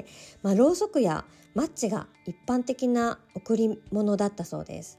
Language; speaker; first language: Japanese; native; Japanese